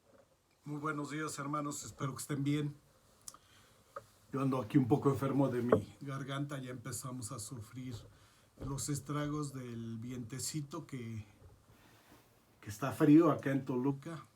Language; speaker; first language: Spanish; native; Spanish